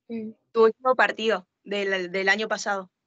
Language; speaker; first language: Spanish; native; Spanish